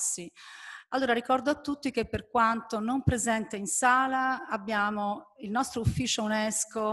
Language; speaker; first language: Italian; native; Italian